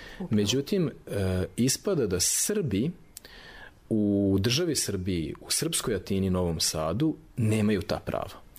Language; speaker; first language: Serbian; native; Serbian